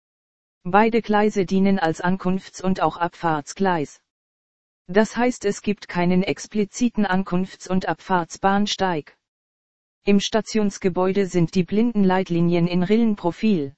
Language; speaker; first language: German; native; German